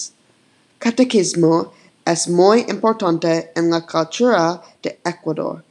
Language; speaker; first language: Spanish; non-native, learner; English